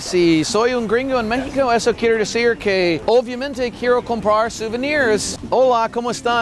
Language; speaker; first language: Spanish; non-native, fluent; English